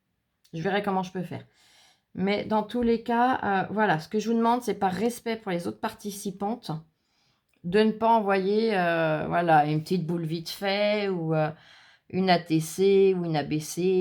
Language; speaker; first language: French; native; French